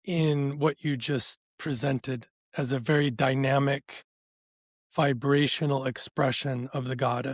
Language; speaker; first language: English; native; English